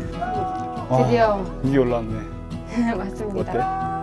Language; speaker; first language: Korean; native; Korean